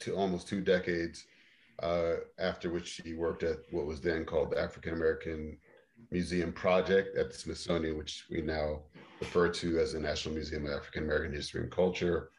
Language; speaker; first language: English; native; English